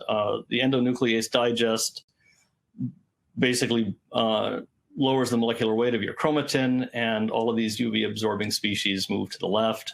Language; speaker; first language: English; native; English